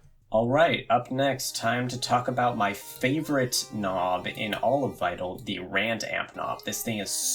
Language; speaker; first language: English; native; English